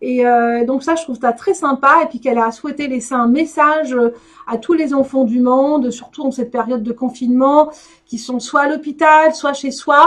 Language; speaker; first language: French; native; French